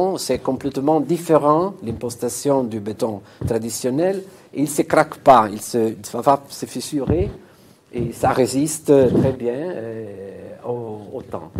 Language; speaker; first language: French; non-native, fluent; Italian